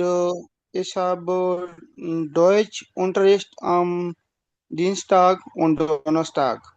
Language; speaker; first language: German; non-native, learner; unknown